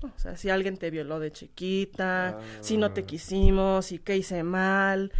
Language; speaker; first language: Spanish; native; Spanish